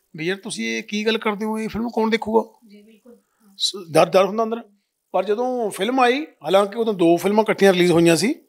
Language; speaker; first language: Punjabi; native; Punjabi